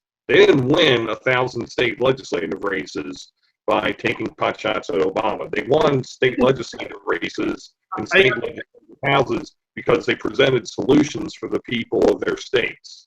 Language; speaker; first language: English; native; English